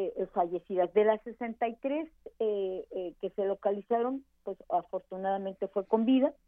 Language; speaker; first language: Spanish; native; Spanish